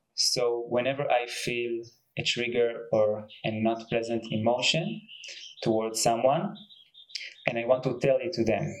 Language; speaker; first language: English; non-native, fluent; Hebrew